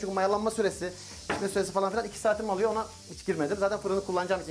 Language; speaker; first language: Turkish; native; Turkish